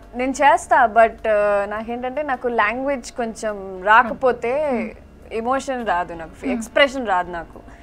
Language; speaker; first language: Telugu; non-native, fluent; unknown